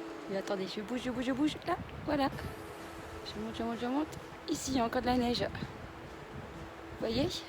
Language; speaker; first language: French; native; French